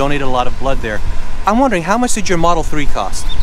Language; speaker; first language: English; native; English